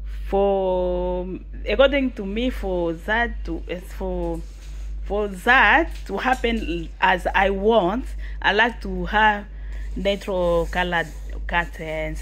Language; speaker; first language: English; non-native, fluent; Swahili